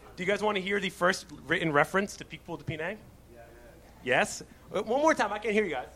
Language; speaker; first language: English; native; English